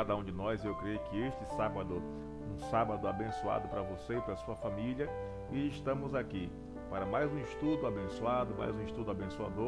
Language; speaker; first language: Portuguese; native; Portuguese